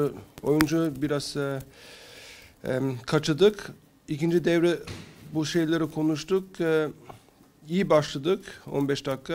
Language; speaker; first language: Turkish; early bilingual, heritage; Turkish